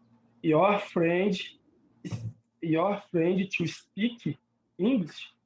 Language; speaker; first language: English; non-native, learner; Portuguese